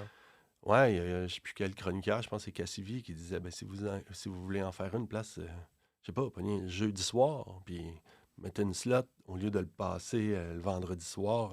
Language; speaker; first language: French; native; French